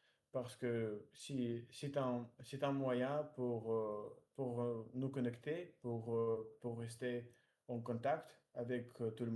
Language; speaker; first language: French; non-native, learner; Russian